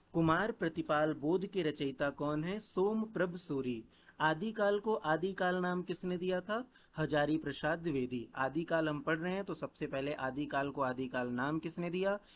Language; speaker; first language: Hindi; native; Hindi